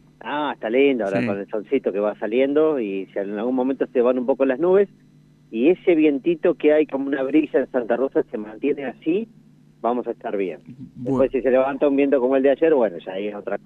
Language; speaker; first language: Spanish; native; Spanish